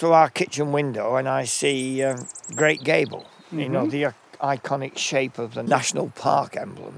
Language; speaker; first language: English; native; English